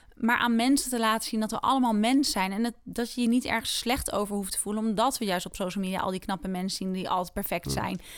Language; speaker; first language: Dutch; native; Dutch